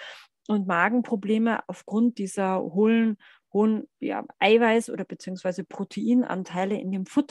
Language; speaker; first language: German; native; German